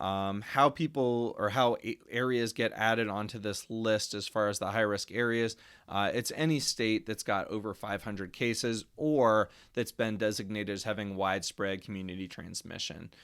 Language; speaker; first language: English; native; English